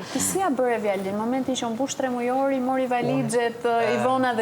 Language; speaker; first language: Albanian; native; Albanian